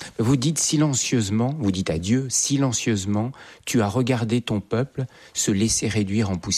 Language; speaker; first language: French; native; French